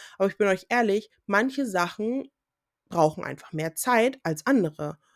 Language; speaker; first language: German; native; German